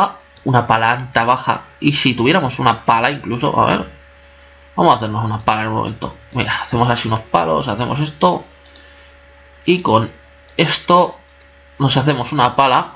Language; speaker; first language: Spanish; native; Spanish